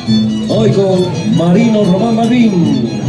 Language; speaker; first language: Spanish; native; Spanish